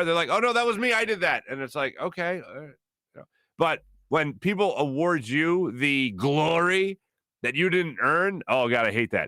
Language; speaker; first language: English; native; English